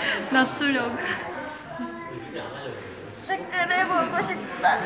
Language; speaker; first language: Korean; non-native, fluent; Chinese